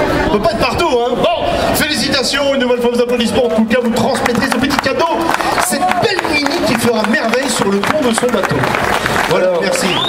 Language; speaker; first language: French; native; French